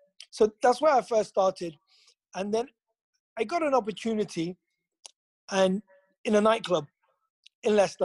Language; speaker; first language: English; native; English